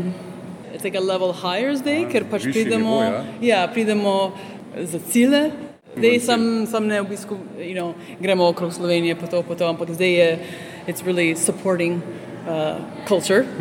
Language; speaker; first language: Slovenian; early bilingual, heritage; Slovenian